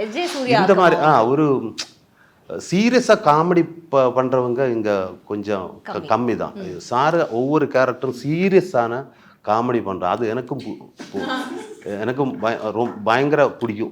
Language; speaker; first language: Tamil; non-native, learner; Malayalam